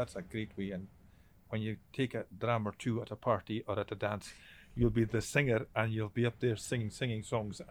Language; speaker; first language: English; native; English